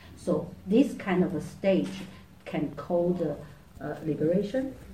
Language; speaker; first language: English; non-native, fluent; Chinese